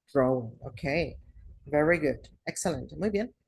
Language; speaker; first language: English; non-native, fluent; Spanish